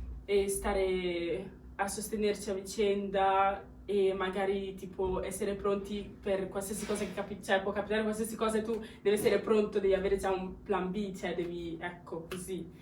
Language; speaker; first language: Italian; early bilingual, other home language; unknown